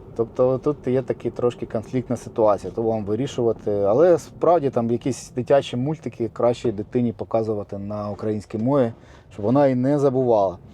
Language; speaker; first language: Ukrainian; native; Ukrainian